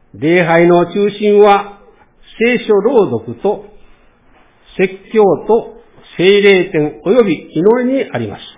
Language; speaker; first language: Japanese; native; Japanese